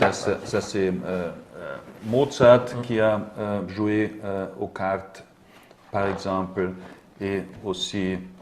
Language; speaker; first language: French; non-native, learner; German